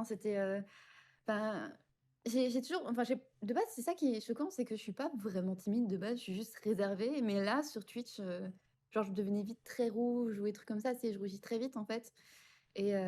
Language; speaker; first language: French; native; French